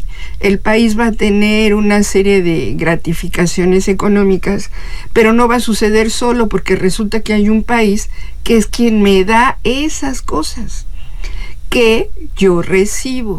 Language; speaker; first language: Spanish; native; Spanish